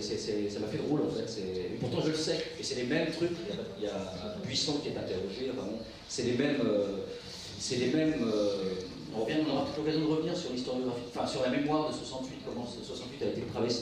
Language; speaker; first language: French; native; French